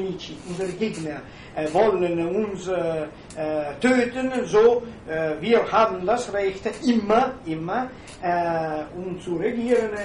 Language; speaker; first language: German; non-native, fluent; Italian